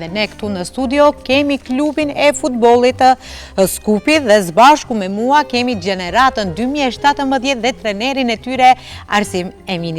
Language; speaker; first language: Albanian; native; Albanian